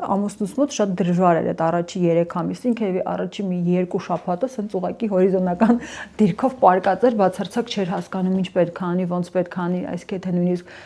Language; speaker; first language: Armenian; early bilingual, heritage; Armenian